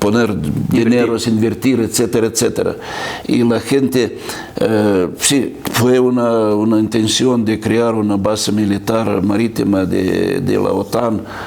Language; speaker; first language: Spanish; non-native, fluent; Russian